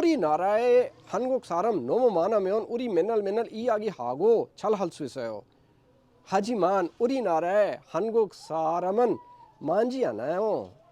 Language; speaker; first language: Korean; non-native, learner; Urdu